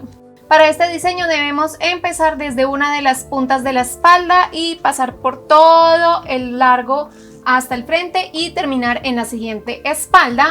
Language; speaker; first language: Spanish; native; Spanish